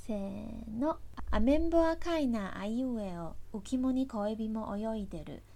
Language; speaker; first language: Japanese; non-native, fluent; Chinese